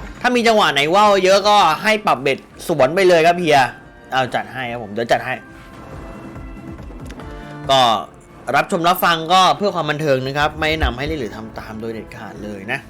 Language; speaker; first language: Thai; native; Thai